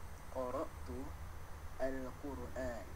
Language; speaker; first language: Arabic; non-native, learner; Malay